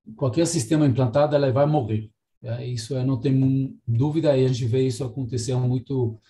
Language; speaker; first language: Portuguese; non-native, fluent; Hebrew